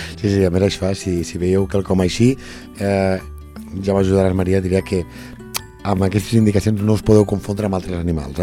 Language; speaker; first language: Catalan; native; Catalan